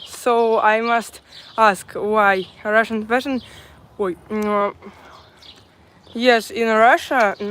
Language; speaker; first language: English; non-native, local second language; Russian